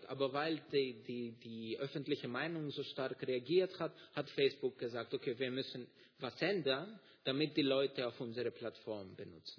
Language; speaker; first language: German; non-native, fluent; Greek